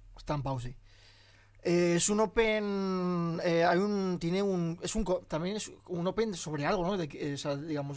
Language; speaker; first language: Spanish; early bilingual, other home language; Arabic